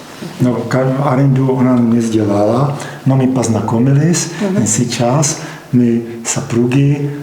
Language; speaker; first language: Russian; non-native, learner; Czech